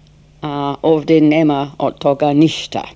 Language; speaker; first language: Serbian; non-native, fluent; English